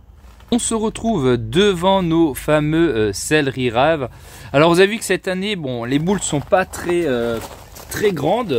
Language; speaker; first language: French; native; French